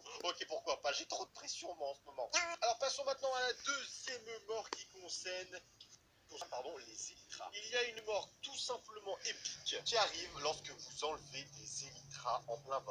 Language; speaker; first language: French; native; French